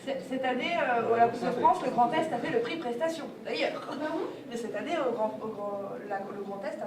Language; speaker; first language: French; native; French